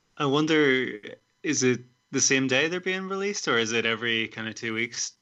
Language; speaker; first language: English; native; English